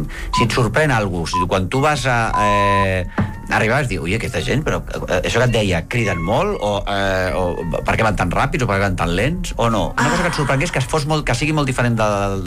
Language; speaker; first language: Catalan; native; Catalan